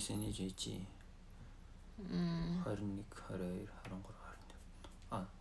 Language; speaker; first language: Japanese; non-native, learner; Mongolian